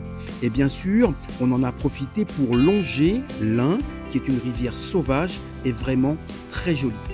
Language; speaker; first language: French; native; French